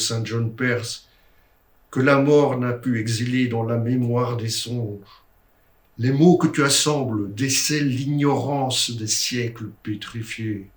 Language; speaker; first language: French; native; French